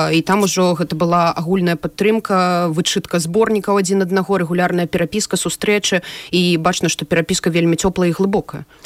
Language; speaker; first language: Belarusian; native; Belarusian